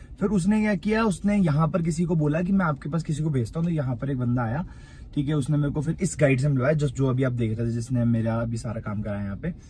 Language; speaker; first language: Hindi; native; Hindi